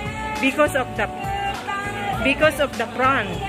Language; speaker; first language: English; non-native, learner; Filipino